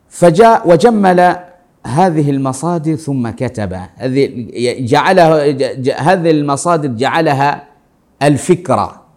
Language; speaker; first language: Arabic; non-native, fluent; Swahili